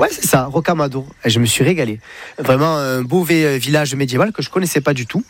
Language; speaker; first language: French; native; French